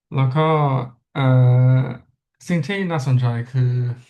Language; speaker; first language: Thai; non-native, learner; English